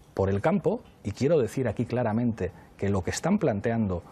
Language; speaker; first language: Spanish; native; Spanish